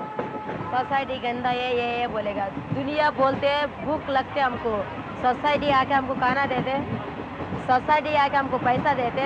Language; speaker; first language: Hindi; non-native, local second language; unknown